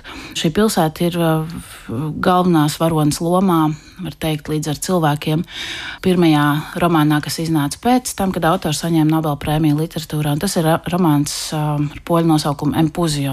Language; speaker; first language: Latvian; native; Latvian